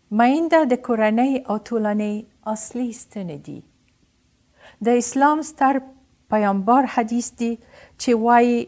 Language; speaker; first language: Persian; non-native, learner; Arabic